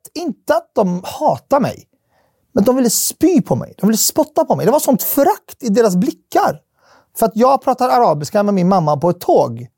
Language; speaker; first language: Swedish; early bilingual, other home language; Arabic